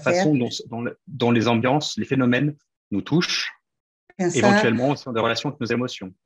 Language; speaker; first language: French; native; French